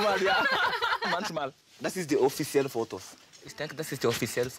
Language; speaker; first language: German; non-native, learner; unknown